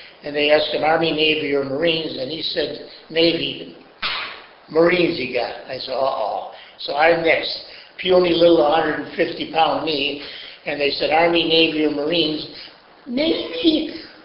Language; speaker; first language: English; native; English